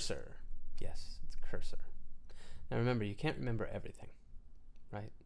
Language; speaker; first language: English; native; English